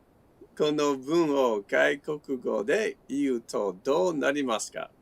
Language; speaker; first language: Japanese; non-native, learner; English